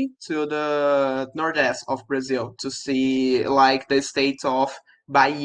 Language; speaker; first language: English; non-native, learner; Portuguese